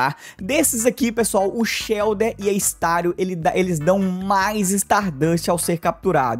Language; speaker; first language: Portuguese; native; Portuguese